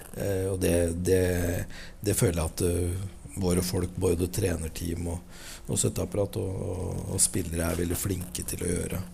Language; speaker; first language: Norwegian; native; Norwegian